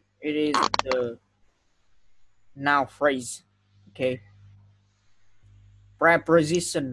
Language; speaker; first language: English; non-native, fluent; Vietnamese